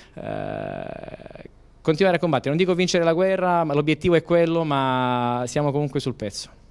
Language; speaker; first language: Italian; native; Italian